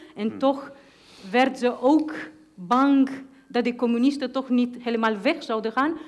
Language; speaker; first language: Dutch; non-native, fluent; Hungarian